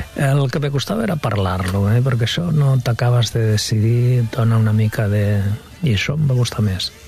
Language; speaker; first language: Catalan; non-native, local second language; Spanish